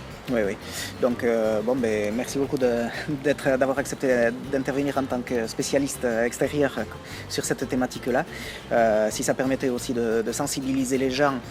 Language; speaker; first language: French; native; French